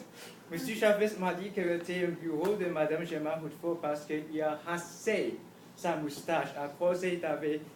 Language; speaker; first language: French; non-native, learner; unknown